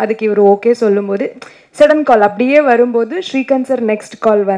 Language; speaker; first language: Tamil; non-native, learner; Kannada